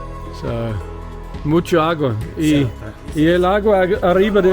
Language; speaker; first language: Spanish; non-native, learner; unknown